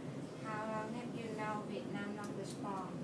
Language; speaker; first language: English; non-native, learner; Vietnamese